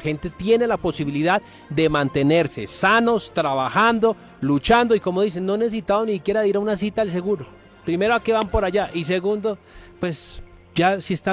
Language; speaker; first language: Spanish; native; Spanish